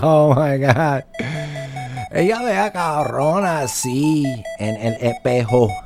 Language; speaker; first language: Spanish; native; Spanish